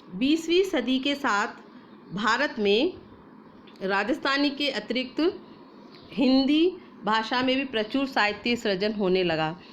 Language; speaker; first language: Hindi; native; Hindi